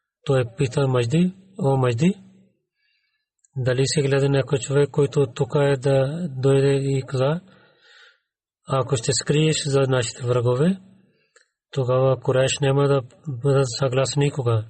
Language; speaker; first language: Bulgarian; non-native, learner; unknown